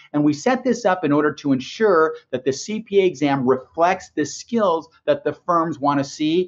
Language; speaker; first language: English; native; English